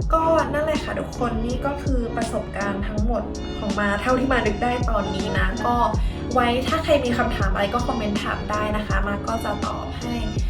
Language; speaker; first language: Thai; native; Thai